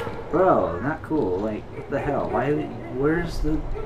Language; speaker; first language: English; native; English